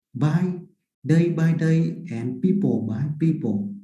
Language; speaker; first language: English; non-native, fluent; Vietnamese